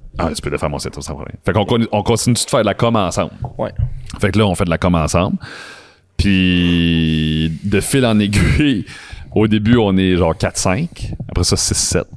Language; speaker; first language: French; native; French